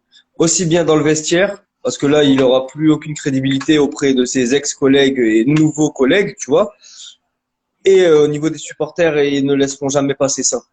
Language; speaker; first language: French; native; French